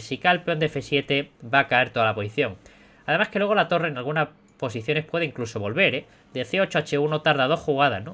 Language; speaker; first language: Spanish; native; Spanish